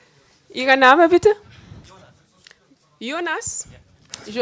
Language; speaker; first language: German; non-native, fluent; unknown